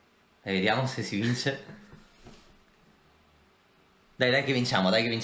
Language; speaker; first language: Italian; native; Italian